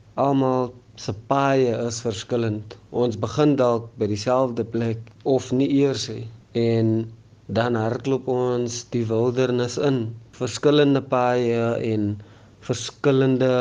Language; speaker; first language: Afrikaans; native; Afrikaans